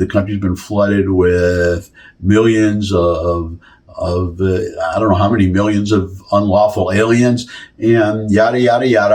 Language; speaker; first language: English; native; English